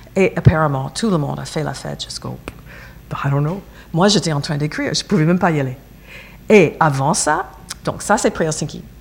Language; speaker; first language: French; non-native, fluent; English